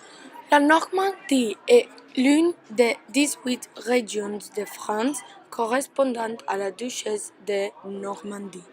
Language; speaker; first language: French; non-native, learner; Spanish